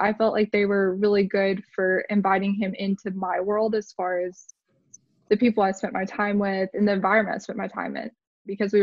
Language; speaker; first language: English; native; English